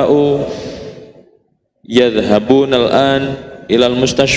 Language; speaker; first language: Arabic; non-native, learner; Indonesian